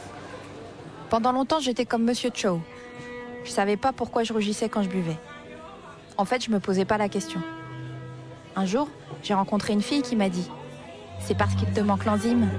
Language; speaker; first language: French; early bilingual, other home language; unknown